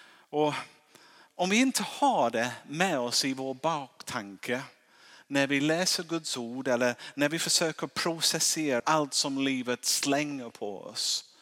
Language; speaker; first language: Swedish; non-native, fluent; English